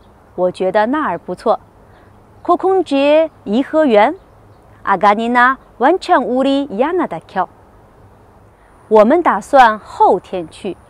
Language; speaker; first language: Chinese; non-native, fluent; Hausa